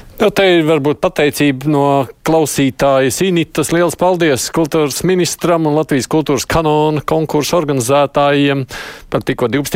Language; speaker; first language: Latvian; native; Latvian